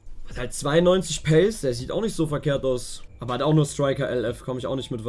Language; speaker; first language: German; native; German